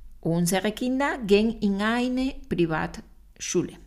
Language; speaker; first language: German; non-native, fluent; Spanish